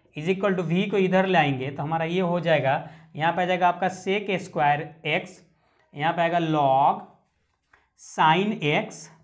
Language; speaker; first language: Hindi; native; Hindi